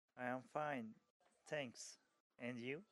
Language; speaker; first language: English; non-native, learner; Turkish